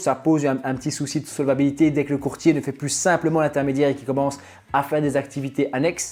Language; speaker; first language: French; native; French